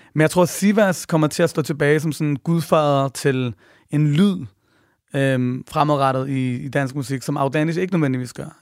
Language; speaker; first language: Danish; early bilingual, other home language; Persian